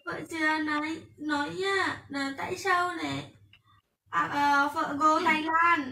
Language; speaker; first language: Vietnamese; non-native, learner; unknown